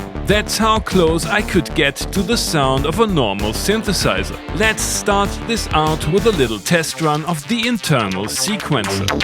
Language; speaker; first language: English; non-native, fluent; German